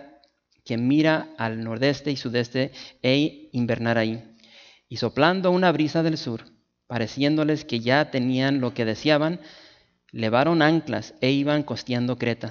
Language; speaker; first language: Spanish; native; Spanish